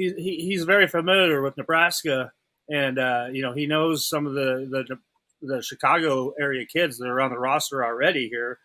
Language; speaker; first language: English; native; English